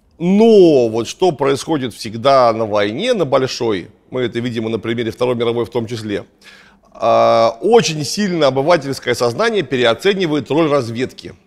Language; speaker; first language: Russian; native; Russian